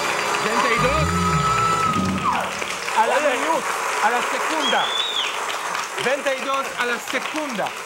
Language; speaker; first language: Spanish; non-native, learner; Hebrew